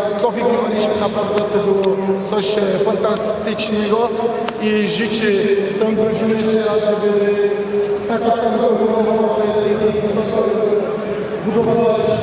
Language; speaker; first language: Polish; non-native, fluent; Portuguese